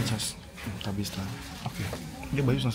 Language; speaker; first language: Russian; non-native, learner; Indonesian